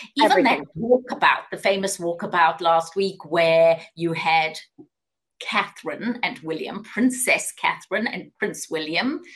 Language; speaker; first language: English; native; English